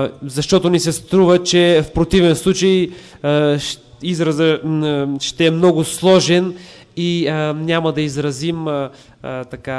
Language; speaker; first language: Bulgarian; native; Bulgarian